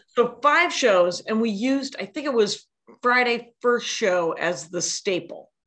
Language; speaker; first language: English; native; English